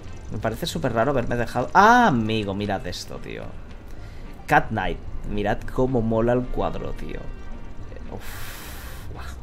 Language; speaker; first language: Spanish; native; Spanish